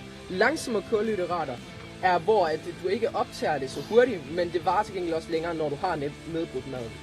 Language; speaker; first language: Danish; native; Danish